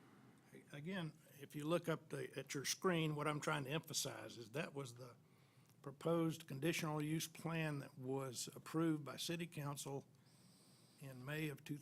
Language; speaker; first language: English; native; English